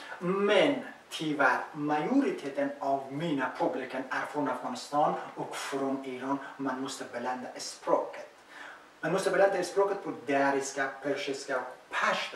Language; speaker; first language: Swedish; non-native, learner; Persian